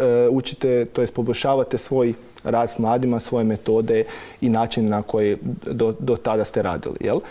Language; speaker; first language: Croatian; native; Croatian